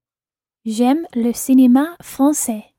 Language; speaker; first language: French; non-native, learner; English